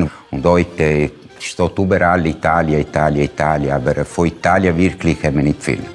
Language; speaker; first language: German; non-native, fluent; Italian